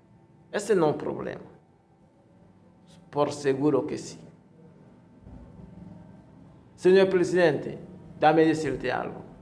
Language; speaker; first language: Spanish; non-native, fluent; Haitian Creole